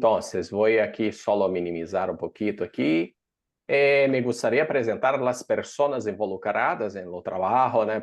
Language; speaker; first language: Spanish; non-native, fluent; Portuguese